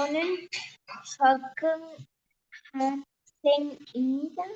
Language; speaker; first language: Korean; non-native, learner; Spanish